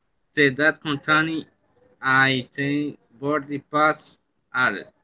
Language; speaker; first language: English; non-native, learner; Spanish